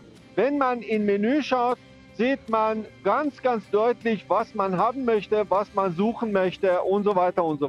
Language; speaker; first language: German; non-native, fluent; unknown